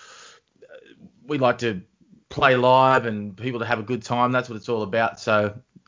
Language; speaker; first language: English; native; English